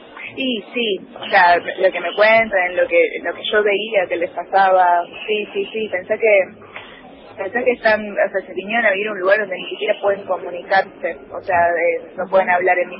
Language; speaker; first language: Spanish; early bilingual, other home language; Korean